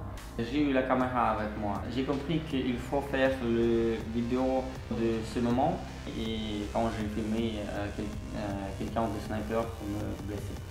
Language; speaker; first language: French; non-native, learner; Ukrainian